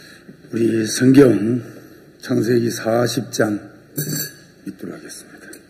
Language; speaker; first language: Korean; native; Korean